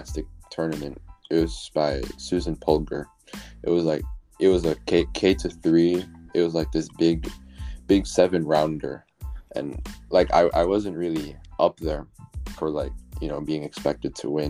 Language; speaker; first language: English; native; English